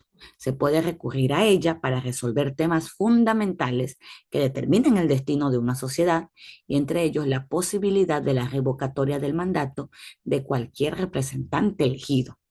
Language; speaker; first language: Spanish; native; Spanish